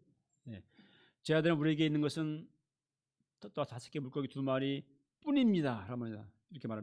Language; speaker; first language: Korean; native; Korean